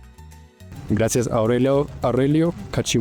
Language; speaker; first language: Spanish; non-native, fluent; English